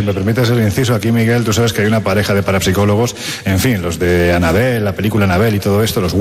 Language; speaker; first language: Spanish; native; Spanish